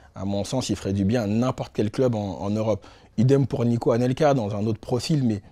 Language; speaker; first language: French; native; French